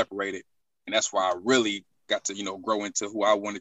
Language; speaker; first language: English; native; English